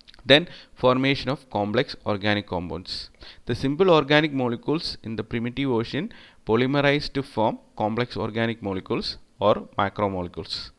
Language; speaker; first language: English; non-native, local second language; Malayalam